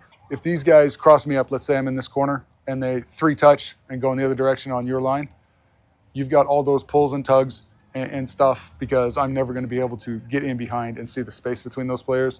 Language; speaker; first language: English; native; English